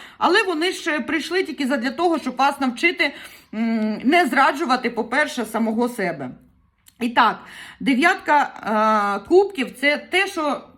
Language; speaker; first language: Ukrainian; non-native, local second language; Russian